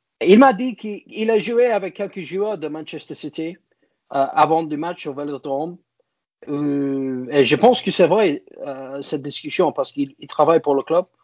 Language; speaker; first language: French; non-native, learner; English